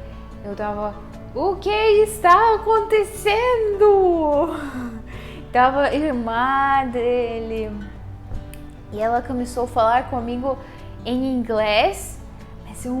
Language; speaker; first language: Portuguese; non-native, fluent; Russian